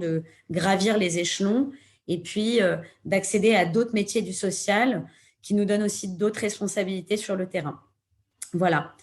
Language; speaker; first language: French; native; French